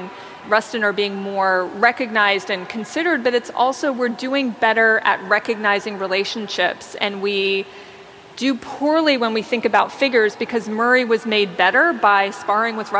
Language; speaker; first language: English; native; English